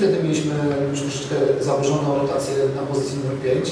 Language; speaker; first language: Polish; native; Polish